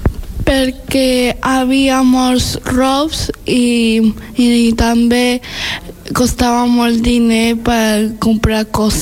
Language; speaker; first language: Catalan; early bilingual, other home language; Spanish